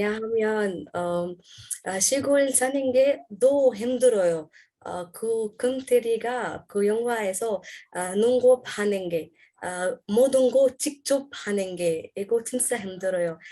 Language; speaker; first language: Korean; non-native, learner; Arabic